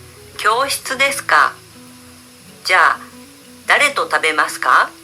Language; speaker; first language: Japanese; non-native, learner; Indonesian